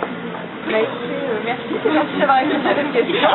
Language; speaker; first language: French; native; French